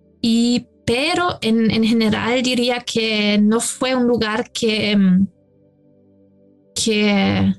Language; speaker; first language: Spanish; non-native, fluent; German